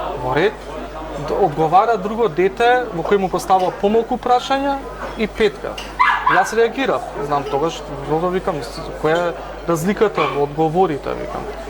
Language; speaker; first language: Macedonian; non-native, local second language; Romany